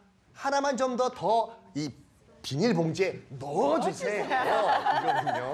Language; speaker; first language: Korean; native; Korean